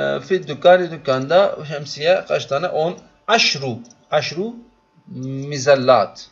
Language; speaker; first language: Arabic; non-native, learner; Turkish